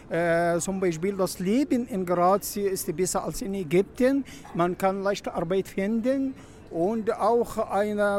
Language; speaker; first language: German; non-native, learner; Arabic